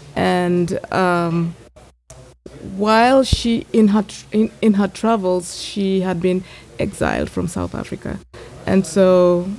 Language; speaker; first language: English; non-native, local second language; Gusii